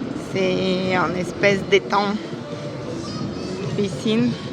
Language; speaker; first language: French; non-native, fluent; Russian